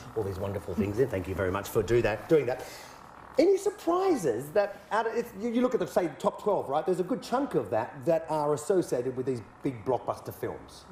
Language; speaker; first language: English; native; English